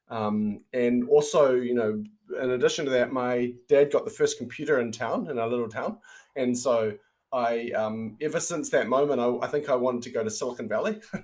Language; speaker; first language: English; native; English